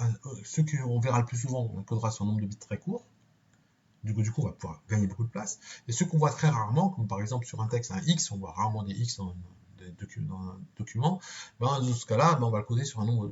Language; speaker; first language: French; native; French